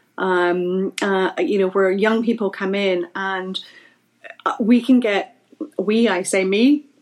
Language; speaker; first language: English; native; English